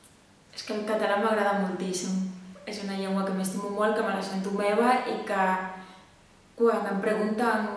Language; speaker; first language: Catalan; non-native, fluent; Spanish